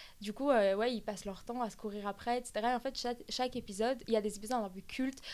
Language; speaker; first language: French; early bilingual, other home language; Armenian